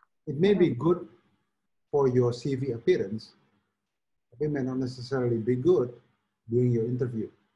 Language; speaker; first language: English; non-native, fluent; Indonesian